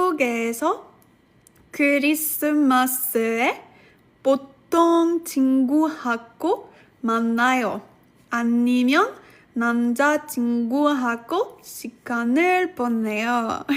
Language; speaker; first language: Korean; non-native, fluent; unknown